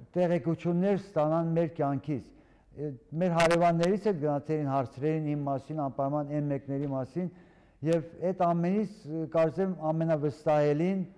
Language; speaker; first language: Armenian; early bilingual, heritage; Armenian